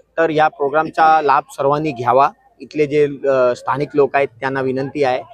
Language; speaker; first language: Marathi; non-native, local second language; Hindi